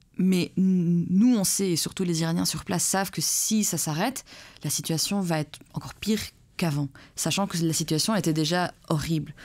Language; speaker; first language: French; early bilingual, other home language; Persian